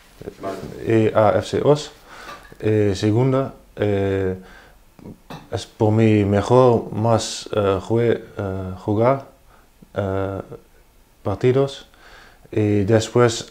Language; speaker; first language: Spanish; non-native, learner; Dutch